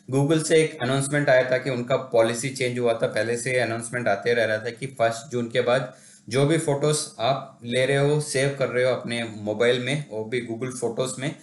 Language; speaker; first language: Hindi; non-native, local second language; Tamil